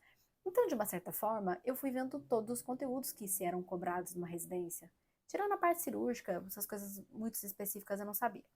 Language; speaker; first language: Portuguese; native; Portuguese